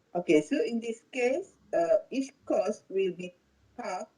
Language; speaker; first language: English; non-native, local second language; Malay